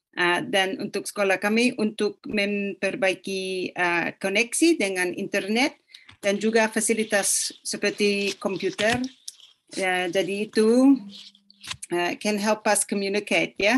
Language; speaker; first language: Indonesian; non-native, fluent; English